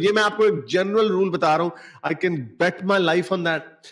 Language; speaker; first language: Hindi; native; Hindi